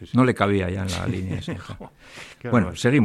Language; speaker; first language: Spanish; native; Spanish